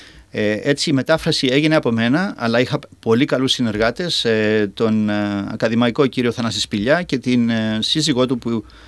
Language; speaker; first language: Greek; native; Greek